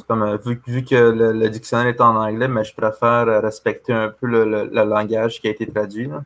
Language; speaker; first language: French; non-native, local second language; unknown